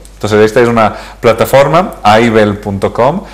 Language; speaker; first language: Spanish; early bilingual, heritage; Spanish